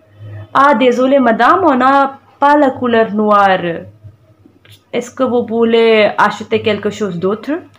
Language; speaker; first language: French; non-native, fluent; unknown